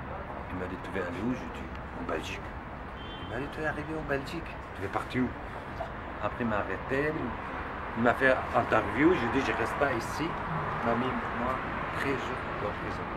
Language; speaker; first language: French; non-native, learner; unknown